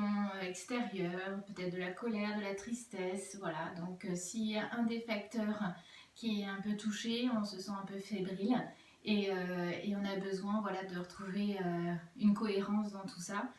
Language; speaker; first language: French; native; French